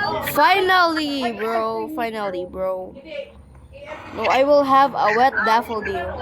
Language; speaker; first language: English; non-native, local second language; Filipino